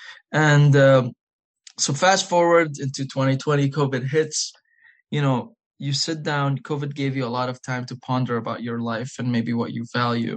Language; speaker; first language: English; non-native, fluent; Arabic